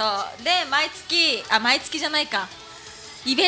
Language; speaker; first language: Japanese; native; Japanese